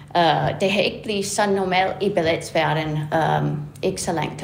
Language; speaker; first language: Danish; non-native, fluent; English